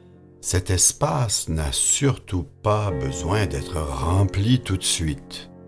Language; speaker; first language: French; native; French